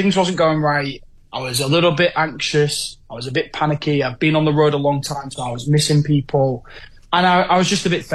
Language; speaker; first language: English; native; English